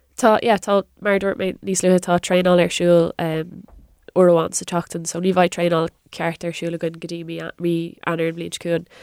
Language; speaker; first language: Irish; non-native, local second language; English